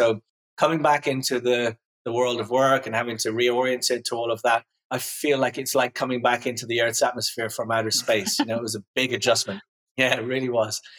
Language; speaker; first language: English; native; English